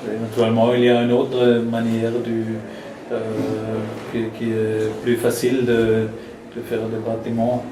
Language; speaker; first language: French; non-native, learner; German